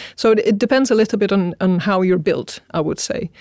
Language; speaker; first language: English; non-native, fluent; Dutch